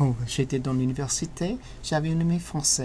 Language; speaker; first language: French; non-native, learner; English